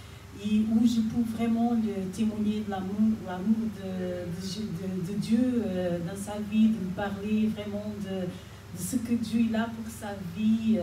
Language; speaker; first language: French; non-native, fluent; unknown